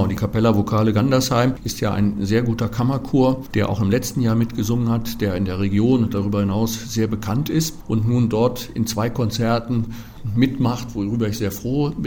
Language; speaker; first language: German; native; German